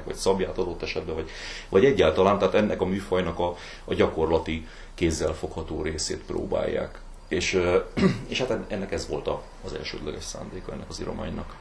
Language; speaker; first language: Hungarian; native; Hungarian